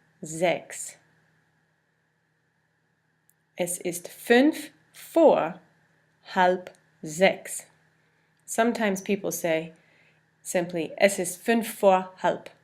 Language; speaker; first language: German; non-native, fluent; English